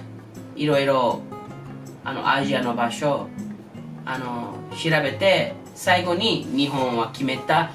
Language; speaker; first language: Japanese; non-native, learner; English